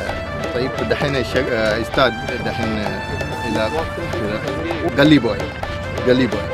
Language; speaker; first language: Arabic; non-native, learner; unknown